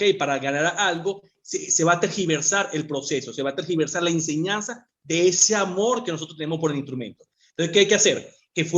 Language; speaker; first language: Spanish; native; Spanish